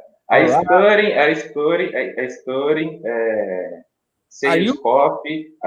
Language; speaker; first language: English; non-native, learner; Portuguese